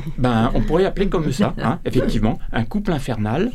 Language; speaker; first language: French; native; French